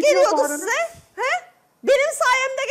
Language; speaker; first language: Turkish; native; Turkish